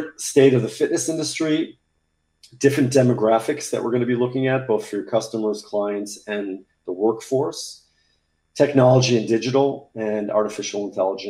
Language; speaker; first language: English; native; English